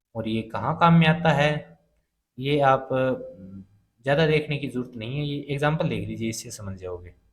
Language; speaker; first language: Hindi; native; Hindi